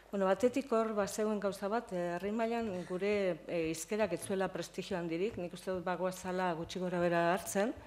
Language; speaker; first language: Basque; native; Basque